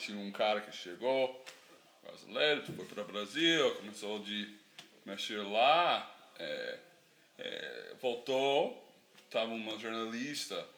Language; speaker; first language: Portuguese; non-native, learner; English